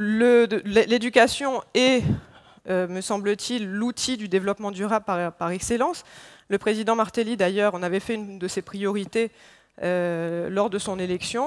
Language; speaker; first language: French; non-native, local second language; Haitian Creole